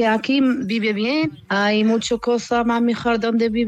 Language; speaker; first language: Spanish; non-native, learner; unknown